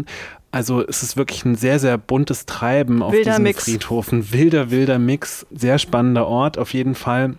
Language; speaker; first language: German; native; German